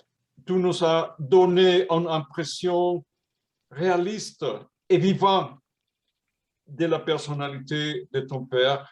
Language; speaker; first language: French; non-native, fluent; Spanish